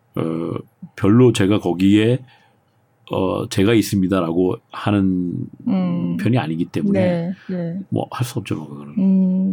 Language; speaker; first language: Korean; native; Korean